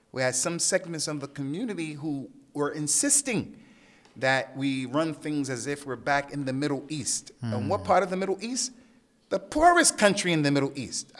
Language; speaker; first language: English; native; English